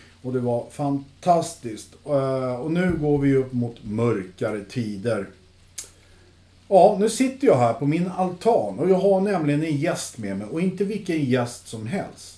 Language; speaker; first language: Swedish; native; Swedish